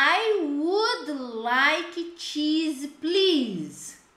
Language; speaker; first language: English; non-native, fluent; Portuguese